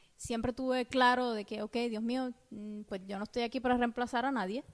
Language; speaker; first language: Spanish; native; Spanish